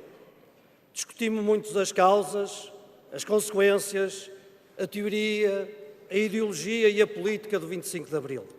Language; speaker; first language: Portuguese; native; Portuguese